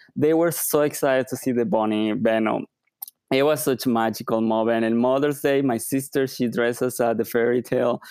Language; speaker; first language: English; non-native, fluent; Spanish